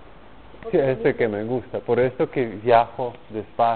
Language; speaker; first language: Spanish; non-native, learner; Polish